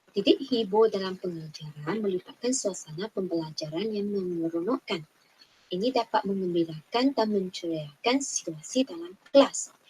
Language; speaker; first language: Malay; non-native, local second language; Chinese